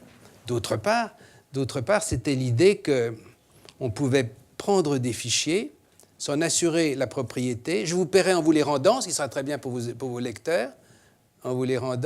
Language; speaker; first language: French; native; French